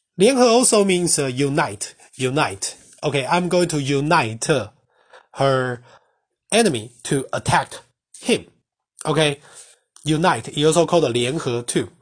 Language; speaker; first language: English; non-native, fluent; Chinese